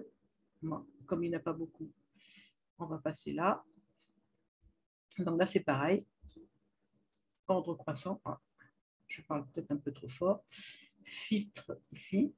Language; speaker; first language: French; native; French